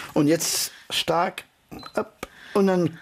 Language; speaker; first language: German; early bilingual, heritage; French